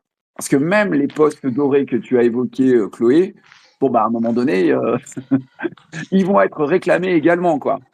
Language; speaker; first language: French; native; French